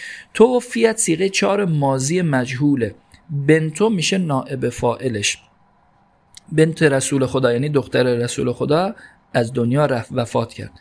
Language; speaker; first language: Persian; native; Persian